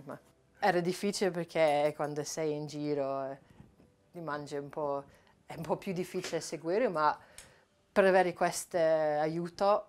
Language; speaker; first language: Italian; non-native, learner; English